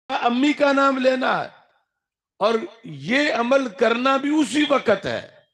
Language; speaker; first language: Urdu; non-native, local second language; Punjabi